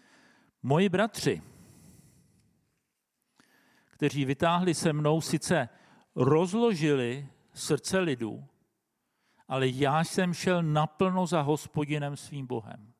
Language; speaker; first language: Czech; native; Czech